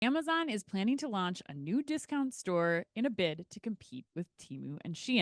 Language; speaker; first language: English; native; English